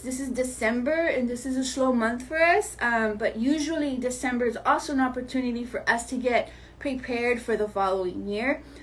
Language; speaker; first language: English; early bilingual, other home language; Spanish